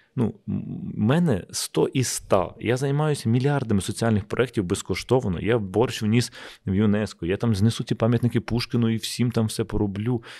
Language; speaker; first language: Ukrainian; native; Ukrainian